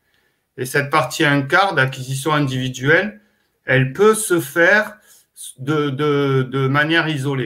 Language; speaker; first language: French; native; French